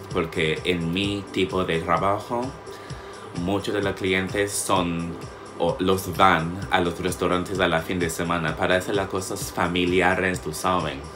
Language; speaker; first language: Spanish; non-native, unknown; English